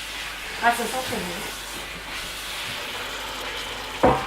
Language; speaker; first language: French; native; French